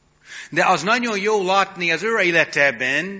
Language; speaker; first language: Hungarian; non-native, fluent; English